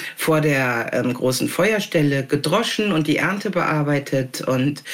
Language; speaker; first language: German; native; German